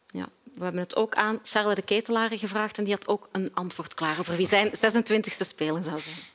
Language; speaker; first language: Dutch; native; Dutch